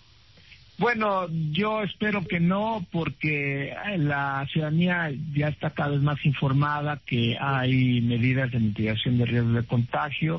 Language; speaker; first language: Spanish; native; Spanish